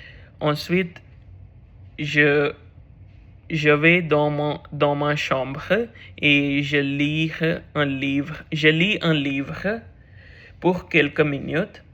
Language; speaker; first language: French; non-native, learner; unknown